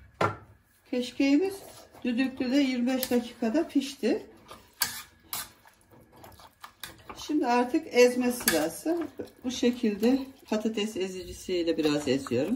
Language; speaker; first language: Turkish; native; Turkish